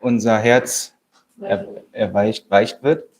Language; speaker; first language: German; native; German